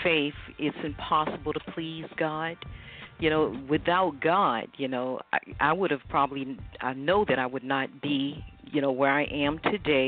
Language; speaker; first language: English; native; English